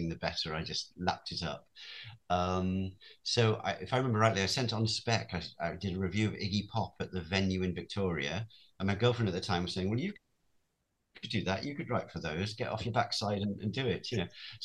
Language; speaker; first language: English; native; English